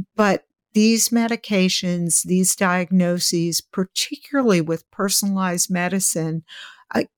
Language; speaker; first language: English; native; English